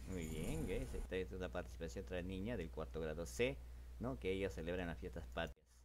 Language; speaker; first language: Spanish; native; Spanish